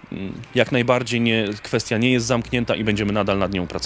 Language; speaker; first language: Polish; native; Polish